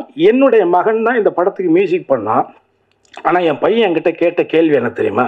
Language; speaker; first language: Tamil; native; Tamil